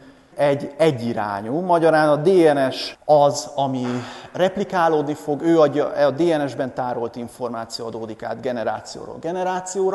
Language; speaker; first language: Hungarian; native; Hungarian